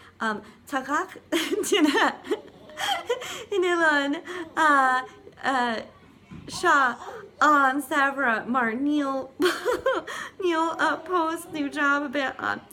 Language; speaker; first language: Irish; non-native, learner; English